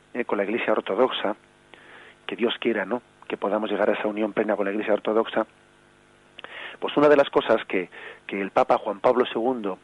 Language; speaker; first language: Spanish; native; Spanish